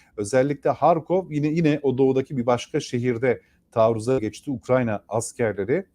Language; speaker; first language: Turkish; native; Turkish